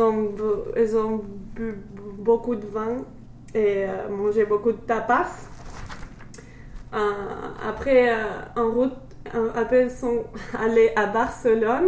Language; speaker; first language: French; non-native, fluent; English